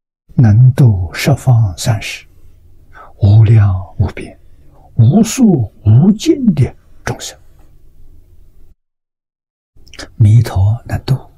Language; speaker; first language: Chinese; native; Chinese